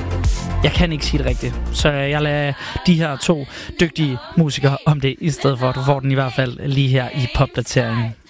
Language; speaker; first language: Danish; native; Danish